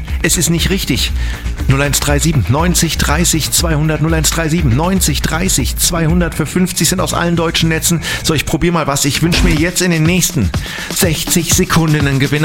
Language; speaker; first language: German; native; German